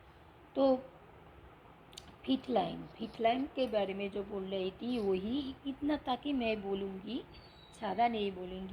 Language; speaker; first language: Hindi; non-native, local second language; Bangla